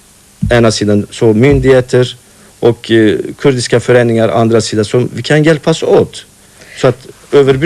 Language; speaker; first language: Swedish; non-native, fluent; Kurdish